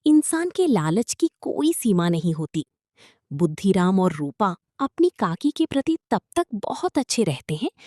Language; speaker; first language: Hindi; non-native, local second language; Malayalam